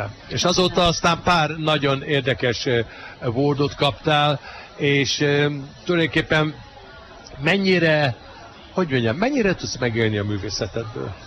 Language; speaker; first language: Hungarian; native; Hungarian